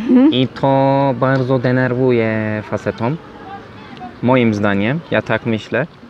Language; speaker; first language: Polish; non-native, learner; Turkish